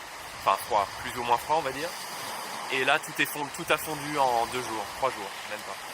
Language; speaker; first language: French; native; French